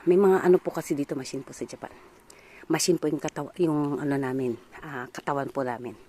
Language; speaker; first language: Filipino; native; Filipino